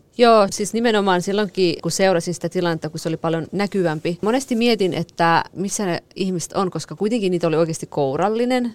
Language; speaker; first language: Finnish; early bilingual, other home language; Kurdish